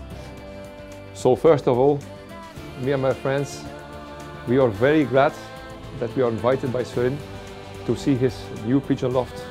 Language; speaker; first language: English; non-native, learner; French